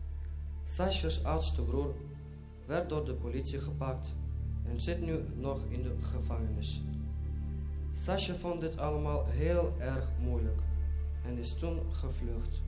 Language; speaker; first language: Dutch; non-native, fluent; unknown